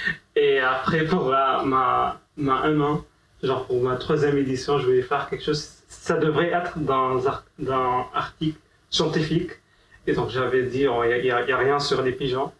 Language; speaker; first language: French; non-native, fluent; Arabic